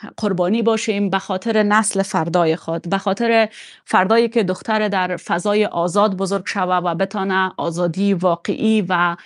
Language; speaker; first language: Persian; native; Persian